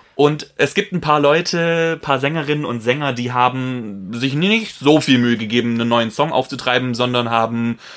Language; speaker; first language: German; non-native, fluent; Polish